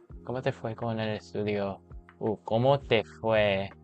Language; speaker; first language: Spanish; non-native, learner; English